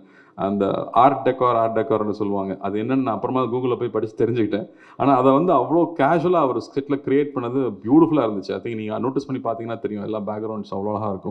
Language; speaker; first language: Tamil; native; Tamil